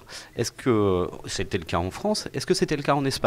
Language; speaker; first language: French; native; French